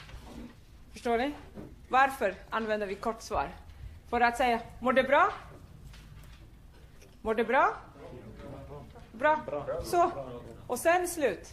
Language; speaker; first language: Swedish; non-native, fluent; Arabic